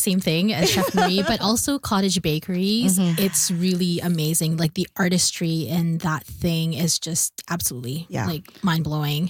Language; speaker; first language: English; non-native, local second language; Bikol